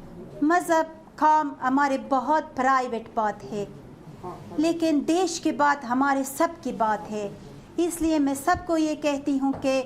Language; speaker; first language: Hindi; non-native, fluent; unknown